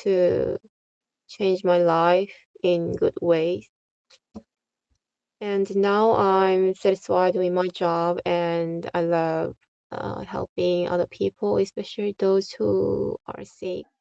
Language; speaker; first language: English; non-native, fluent; Korean